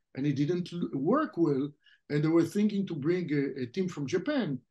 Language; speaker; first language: English; non-native, fluent; French